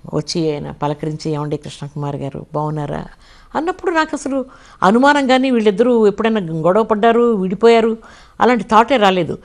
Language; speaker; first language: Telugu; non-native, local second language; English